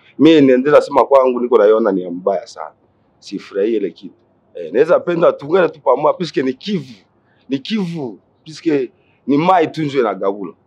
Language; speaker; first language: Swahili; native; Swahili